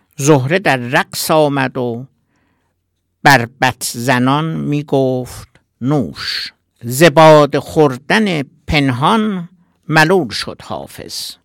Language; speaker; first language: Persian; non-native, local second language; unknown